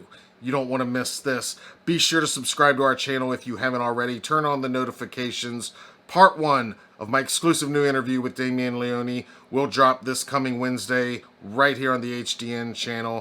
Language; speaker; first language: English; native; English